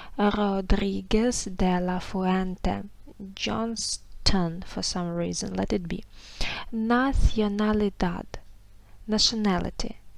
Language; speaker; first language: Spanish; non-native, fluent; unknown